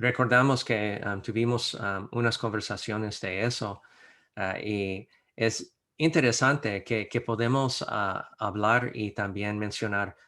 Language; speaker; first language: Spanish; non-native, fluent; English